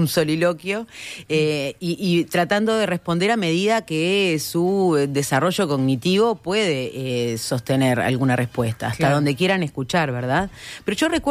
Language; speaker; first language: Spanish; native; Spanish